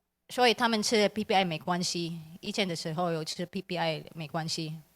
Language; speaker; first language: Chinese; non-native, learner; English